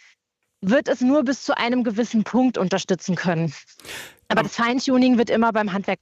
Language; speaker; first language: German; native; German